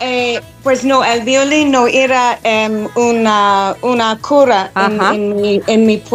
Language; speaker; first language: Spanish; non-native, fluent; English